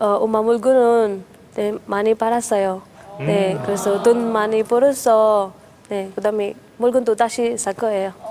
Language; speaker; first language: Korean; non-native, learner; Filipino